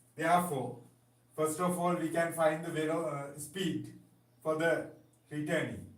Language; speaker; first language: English; non-native, local second language; Sinhala